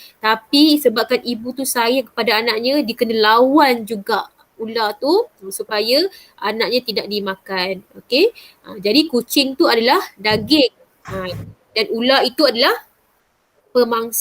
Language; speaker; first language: Malay; native; Malay